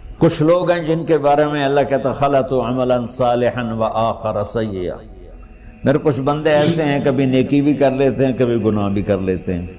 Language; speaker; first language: Urdu; non-native, local second language; Punjabi